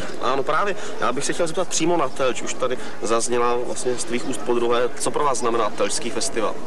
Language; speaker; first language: Czech; native; Czech